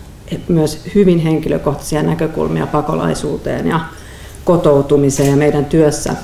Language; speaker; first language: Finnish; native; Finnish